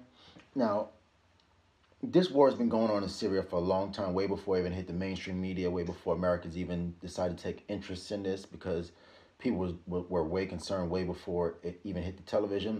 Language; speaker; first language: English; native; English